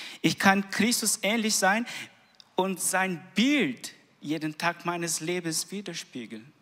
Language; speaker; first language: German; non-native, learner; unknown